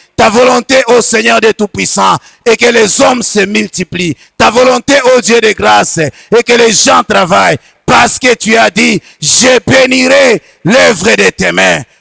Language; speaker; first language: French; non-native, local second language; Swahili